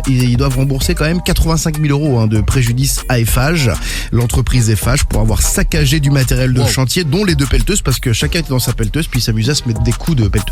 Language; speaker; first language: French; native; French